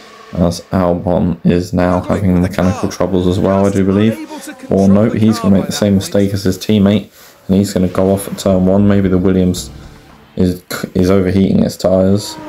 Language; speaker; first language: English; native; English